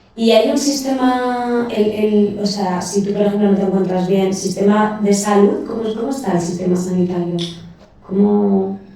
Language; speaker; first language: Spanish; native; Spanish